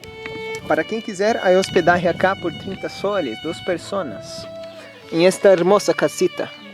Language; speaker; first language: Spanish; non-native, learner; Portuguese